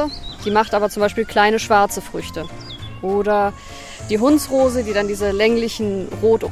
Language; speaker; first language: German; native; German